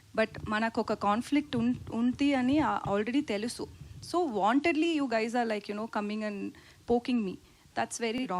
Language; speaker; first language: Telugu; non-native, learner; Tamil